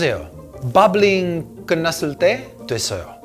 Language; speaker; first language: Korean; non-native, learner; Italian